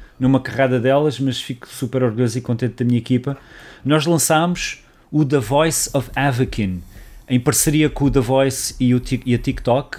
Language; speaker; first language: Portuguese; native; Portuguese